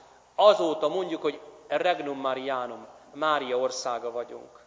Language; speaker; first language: Hungarian; native; Hungarian